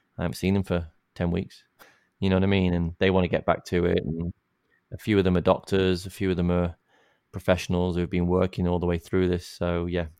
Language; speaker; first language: English; native; English